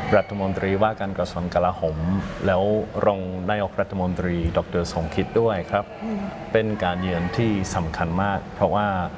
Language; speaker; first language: Thai; non-native, fluent; English